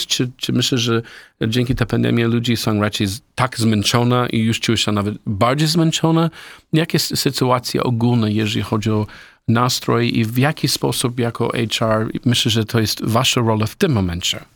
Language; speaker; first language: Polish; non-native, learner; English